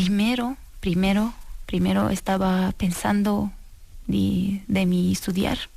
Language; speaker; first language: Spanish; non-native, learner; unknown